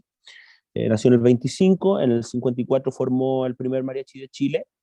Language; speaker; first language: Spanish; native; Spanish